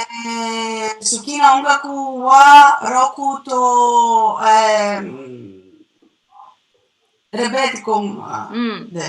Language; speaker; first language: Japanese; non-native, learner; Greek